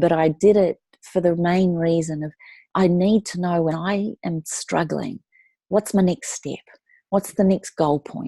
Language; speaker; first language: English; native; English